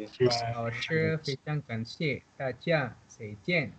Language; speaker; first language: Chinese; non-native, learner; Indonesian